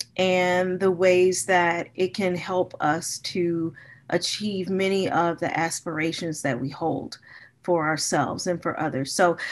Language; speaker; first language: English; native; English